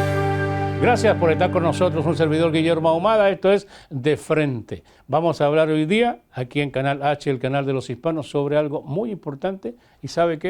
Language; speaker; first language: Spanish; native; Spanish